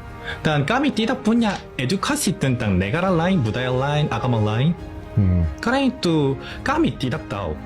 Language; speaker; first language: Indonesian; non-native, fluent; Korean